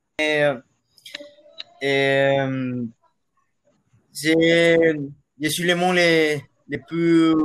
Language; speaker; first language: French; non-native, learner; Spanish